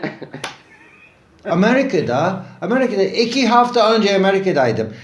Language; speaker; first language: Turkish; non-native, fluent; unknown